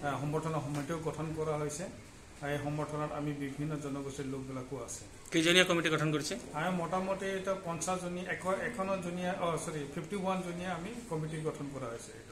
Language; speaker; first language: Assamese; non-native, local second language; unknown